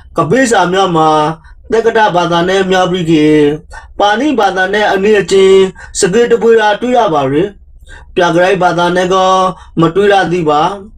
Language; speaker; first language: Burmese; native; Burmese